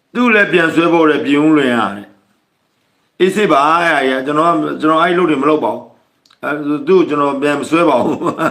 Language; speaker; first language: Burmese; native; Burmese